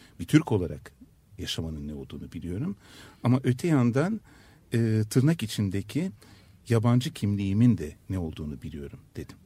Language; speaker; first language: Turkish; native; Turkish